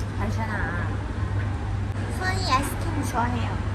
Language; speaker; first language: Korean; non-native, learner; Thai